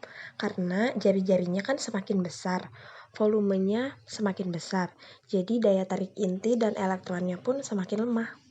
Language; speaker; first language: Indonesian; native; Indonesian